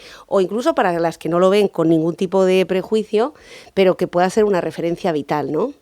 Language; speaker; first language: Spanish; native; Spanish